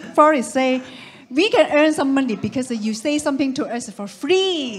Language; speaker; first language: English; non-native, learner; Cantonese